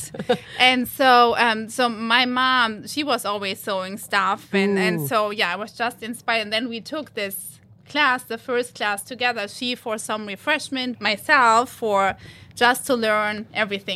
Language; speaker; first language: English; non-native, fluent; German